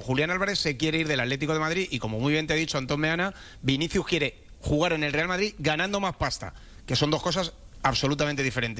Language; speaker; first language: Spanish; native; Spanish